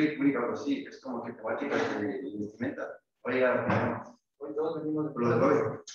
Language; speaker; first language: Spanish; native; Spanish